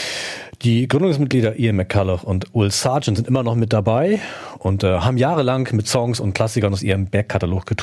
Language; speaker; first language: German; native; German